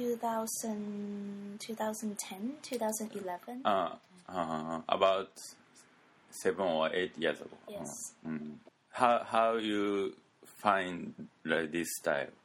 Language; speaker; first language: English; non-native, learner; Japanese